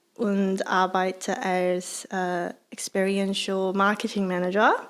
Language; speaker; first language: German; non-native, learner; Korean